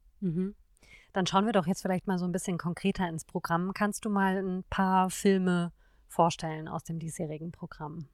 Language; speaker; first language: German; native; German